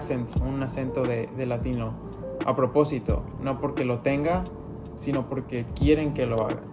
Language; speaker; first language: Spanish; early bilingual, other home language; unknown